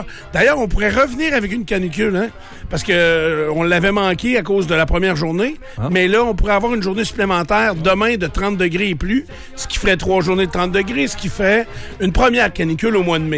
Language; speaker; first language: French; native; French